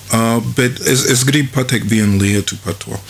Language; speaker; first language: Latvian; non-native, fluent; English